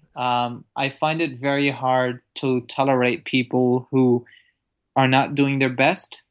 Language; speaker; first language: English; early bilingual, other home language; Arabic